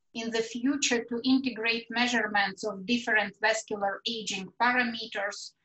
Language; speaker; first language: English; non-native, fluent; Latvian